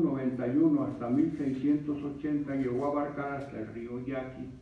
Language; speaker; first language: Spanish; native; Spanish